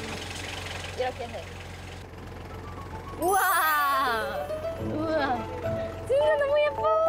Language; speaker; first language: Korean; non-native, learner; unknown